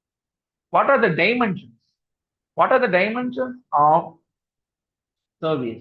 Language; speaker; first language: English; non-native, local second language; Tamil